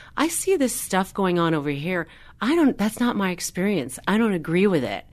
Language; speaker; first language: English; native; English